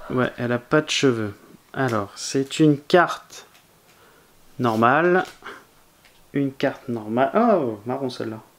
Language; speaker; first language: French; native; French